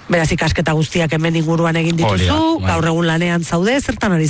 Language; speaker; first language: Basque; native; Basque